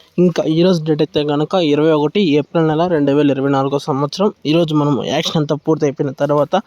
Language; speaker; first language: Telugu; native; Telugu